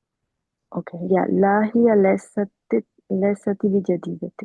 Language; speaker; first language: Arabic; non-native, learner; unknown